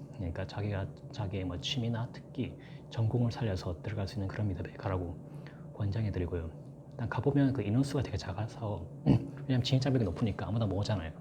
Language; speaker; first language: Korean; native; Korean